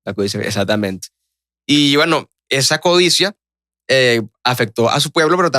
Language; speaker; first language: Spanish; native; Spanish